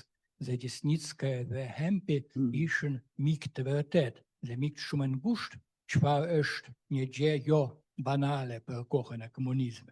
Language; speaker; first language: Albanian; non-native, fluent; Russian